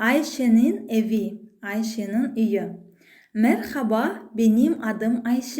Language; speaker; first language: Turkish; non-native, fluent; Kazakh